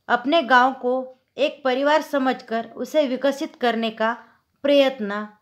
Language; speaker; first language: Hindi; non-native, local second language; Marathi